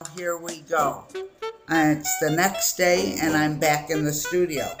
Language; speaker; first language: English; native; English